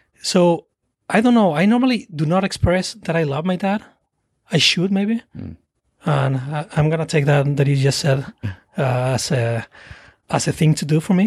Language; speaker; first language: English; non-native, fluent; Spanish